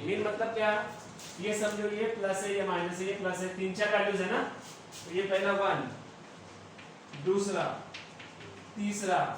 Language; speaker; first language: Hindi; non-native, local second language; Marathi